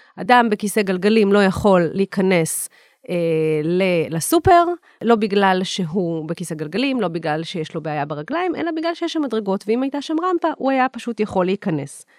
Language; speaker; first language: Hebrew; native; Hebrew